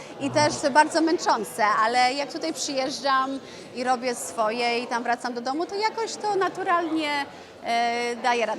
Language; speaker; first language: Polish; early bilingual, heritage; Polish